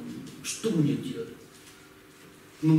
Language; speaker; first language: Russian; non-native, learner; Korean